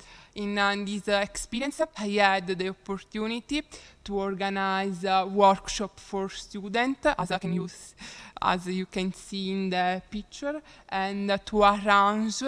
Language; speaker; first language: English; non-native, learner; Italian